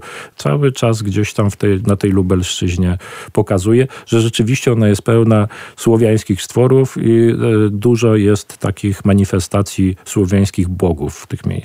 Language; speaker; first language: Polish; native; Polish